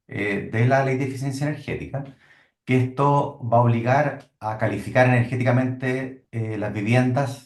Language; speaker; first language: Spanish; native; Spanish